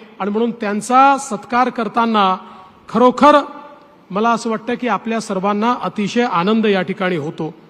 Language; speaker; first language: Marathi; native; Marathi